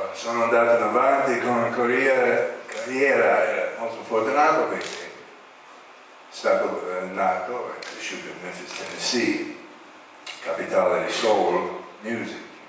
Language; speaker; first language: Italian; non-native, learner; English